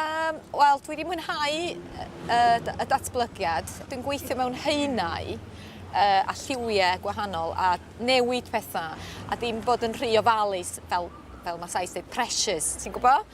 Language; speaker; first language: Welsh; native; Welsh